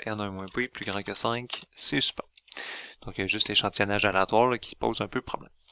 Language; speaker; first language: French; native; French